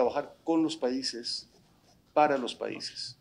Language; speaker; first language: Spanish; native; Spanish